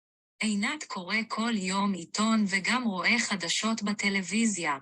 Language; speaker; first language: Hebrew; non-native, learner; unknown